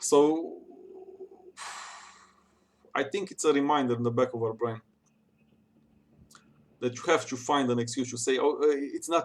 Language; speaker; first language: English; non-native, fluent; Romanian